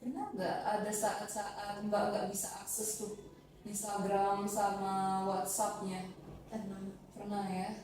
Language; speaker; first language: Indonesian; native; Indonesian